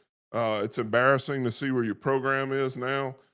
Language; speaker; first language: English; native; English